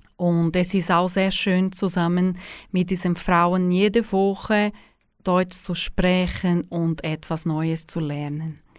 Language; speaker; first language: German; non-native, fluent; Portuguese